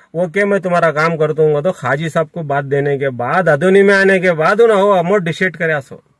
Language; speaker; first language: Hindi; non-native, local second language; Urdu